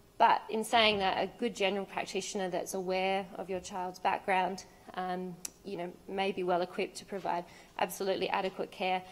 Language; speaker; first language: English; native; English